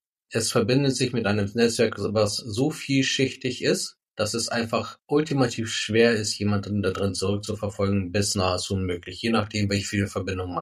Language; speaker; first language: German; native; German